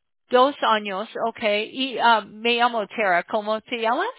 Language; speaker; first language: Spanish; non-native, learner; English